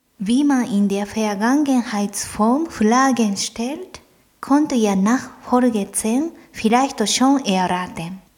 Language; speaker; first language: German; non-native, fluent; Japanese